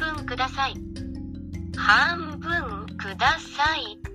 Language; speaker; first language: Japanese; non-native, learner; English